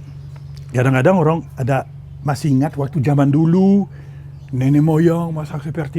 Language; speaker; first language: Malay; non-native, fluent; French